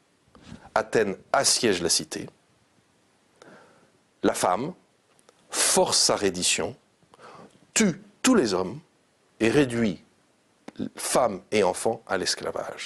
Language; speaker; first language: French; native; French